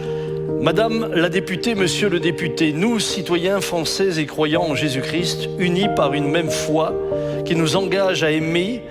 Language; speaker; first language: French; native; French